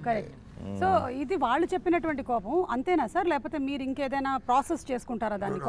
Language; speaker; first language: Telugu; native; Telugu